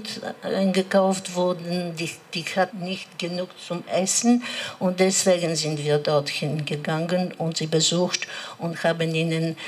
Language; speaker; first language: German; non-native, learner; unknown